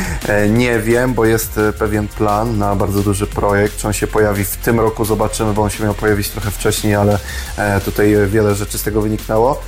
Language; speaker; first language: Polish; native; Polish